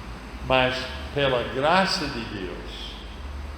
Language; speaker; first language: Portuguese; non-native, fluent; English